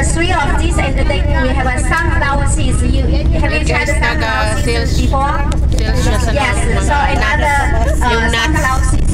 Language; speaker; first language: English; non-native, learner; Chinese